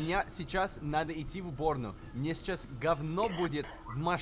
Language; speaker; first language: Russian; early bilingual, heritage; Russian